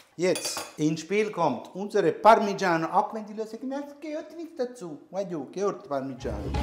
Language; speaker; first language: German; non-native, learner; Italian